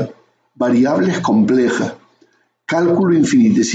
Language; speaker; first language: Spanish; native; Spanish